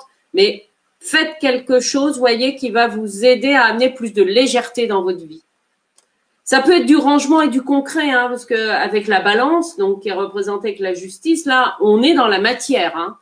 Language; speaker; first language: French; native; French